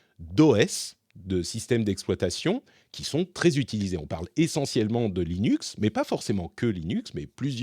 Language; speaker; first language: French; native; French